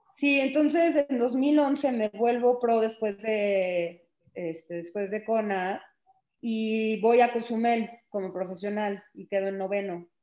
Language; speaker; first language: Spanish; early bilingual, heritage; Spanish